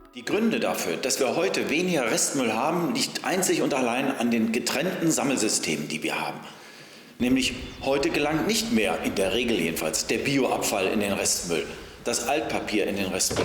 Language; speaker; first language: German; native; German